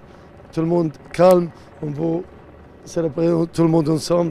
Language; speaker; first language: French; non-native, learner; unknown